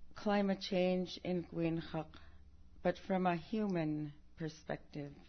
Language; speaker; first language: English; early bilingual, other home language; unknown